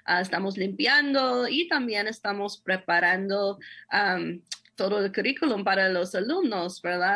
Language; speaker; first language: Spanish; non-native, fluent; English